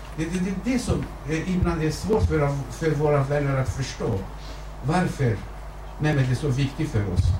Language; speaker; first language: Swedish; non-native, fluent; Kurdish